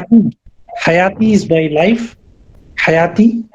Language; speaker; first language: English; non-native, local second language; Urdu